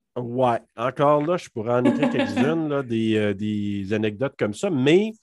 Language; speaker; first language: French; native; French